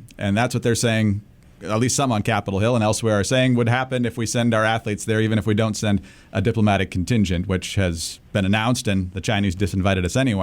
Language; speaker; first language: English; native; English